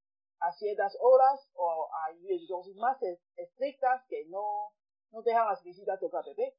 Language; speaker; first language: Spanish; non-native, fluent; Chinese